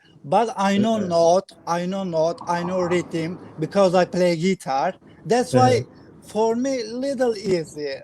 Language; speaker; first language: English; non-native, learner; Kurdish